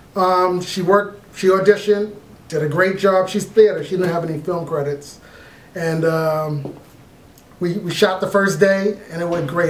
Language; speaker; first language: English; native; English